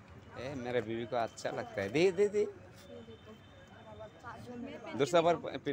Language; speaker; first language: Hindi; non-native, learner; Bangla